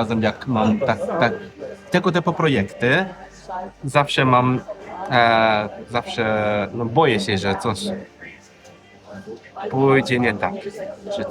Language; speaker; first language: Polish; non-native, learner; English